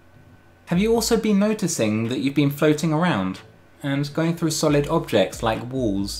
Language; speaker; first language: English; native; English